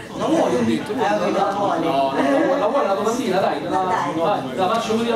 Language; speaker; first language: Italian; native; Italian